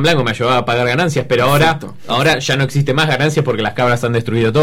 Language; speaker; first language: Spanish; native; Spanish